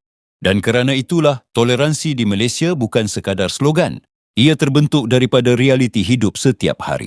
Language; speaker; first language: Malay; native; Malay